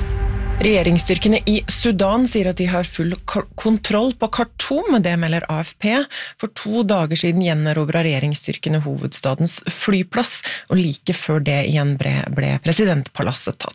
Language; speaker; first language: Norwegian; native; Norwegian